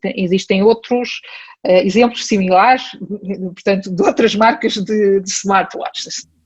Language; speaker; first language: Portuguese; early bilingual, heritage; Portuguese